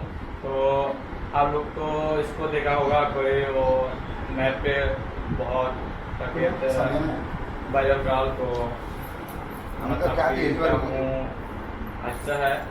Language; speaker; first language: Hindi; non-native, local second language; Chakma